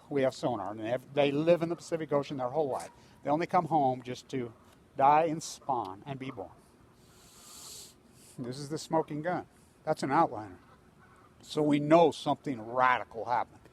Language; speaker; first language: English; native; English